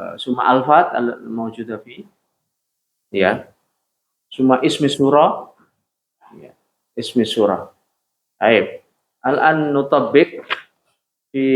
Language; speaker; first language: Arabic; non-native, fluent; Indonesian